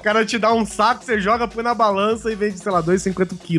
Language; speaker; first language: Portuguese; native; Portuguese